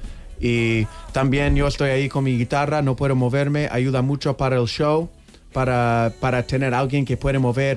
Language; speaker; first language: Spanish; non-native, learner; English